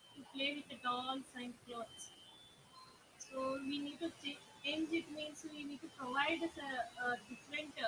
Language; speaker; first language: English; non-native, local second language; Kannada